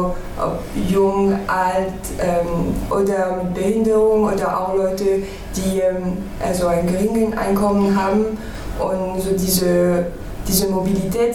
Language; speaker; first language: German; non-native, fluent; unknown